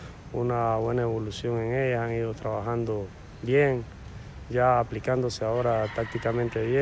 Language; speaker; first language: Spanish; native; Spanish